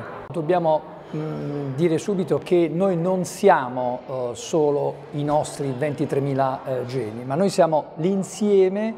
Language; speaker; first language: Italian; native; Italian